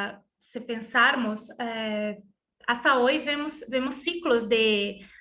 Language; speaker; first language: Spanish; non-native, learner; Portuguese